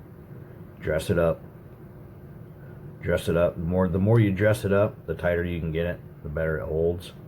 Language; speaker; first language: English; native; English